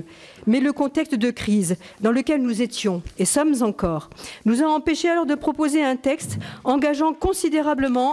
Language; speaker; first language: French; native; French